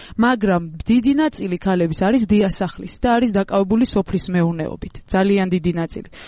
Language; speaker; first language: Georgian; non-native, local second language; Armenian